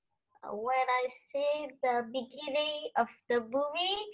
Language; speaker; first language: English; non-native, learner; Vietnamese